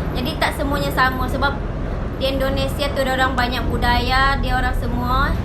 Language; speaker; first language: Malay; native; Malay